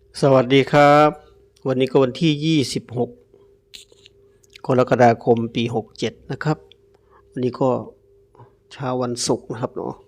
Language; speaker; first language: Thai; native; Thai